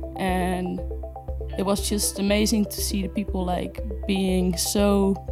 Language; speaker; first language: English; non-native, fluent; Dutch